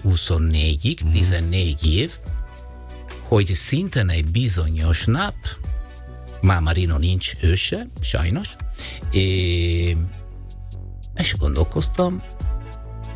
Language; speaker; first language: Hungarian; non-native, fluent; Italian